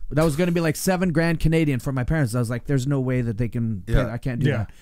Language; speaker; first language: English; native; English